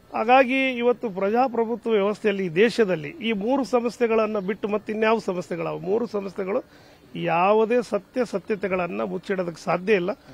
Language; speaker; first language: Kannada; native; Kannada